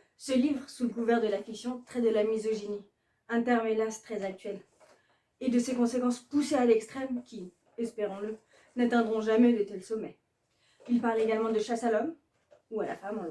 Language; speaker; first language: French; native; French